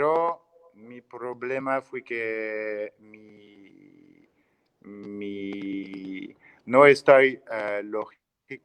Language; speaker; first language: Spanish; non-native, learner; French